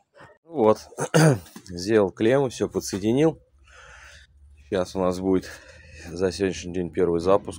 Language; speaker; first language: Russian; native; Russian